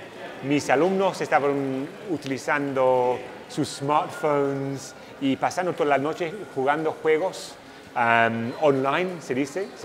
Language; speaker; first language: Spanish; non-native, fluent; English